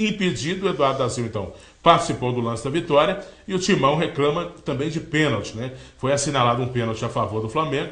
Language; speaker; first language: Portuguese; native; Portuguese